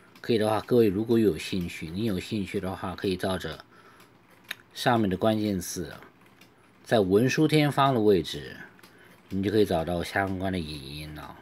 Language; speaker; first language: Chinese; native; Chinese